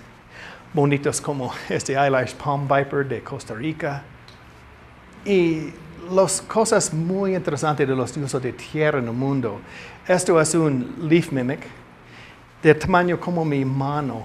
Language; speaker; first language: Spanish; non-native, learner; English